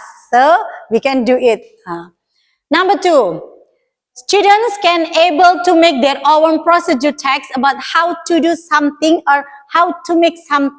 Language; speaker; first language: English; non-native, learner; Indonesian